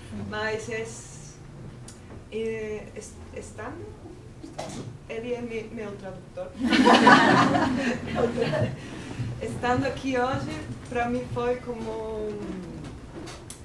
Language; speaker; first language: Portuguese; non-native, learner; Spanish